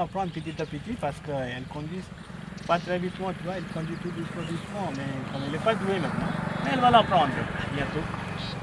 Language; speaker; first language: French; non-native, fluent; Hindi